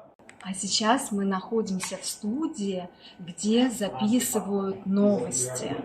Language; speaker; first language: Russian; native; Russian